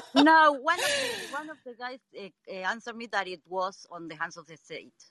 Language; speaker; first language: English; non-native, learner; Spanish